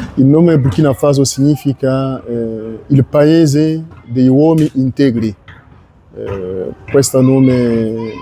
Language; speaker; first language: Italian; non-native, learner; French